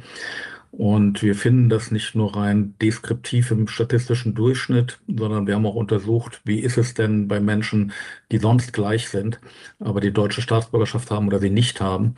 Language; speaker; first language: German; native; German